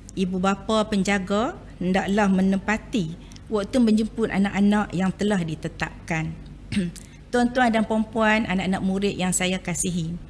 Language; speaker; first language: Malay; native; Malay